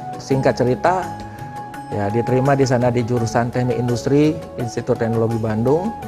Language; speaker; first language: Indonesian; non-native, local second language; Balinese